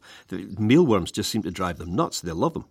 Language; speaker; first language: English; native; English